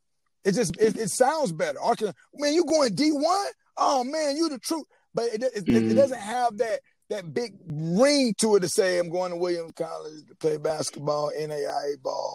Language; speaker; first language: English; native; English